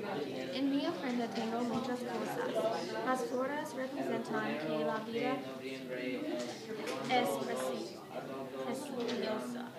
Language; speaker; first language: Spanish; non-native, learner; English